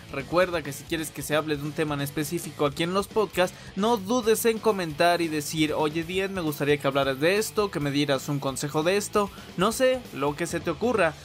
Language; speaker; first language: Spanish; native; Spanish